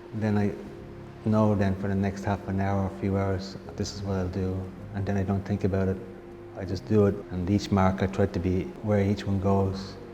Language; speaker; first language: English; native; English